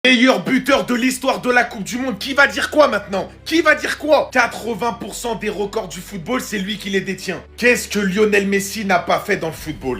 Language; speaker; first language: French; native; French